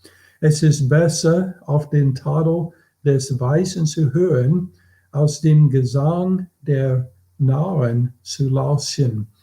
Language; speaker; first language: German; non-native, fluent; English